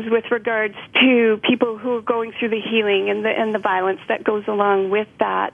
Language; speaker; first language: English; native; English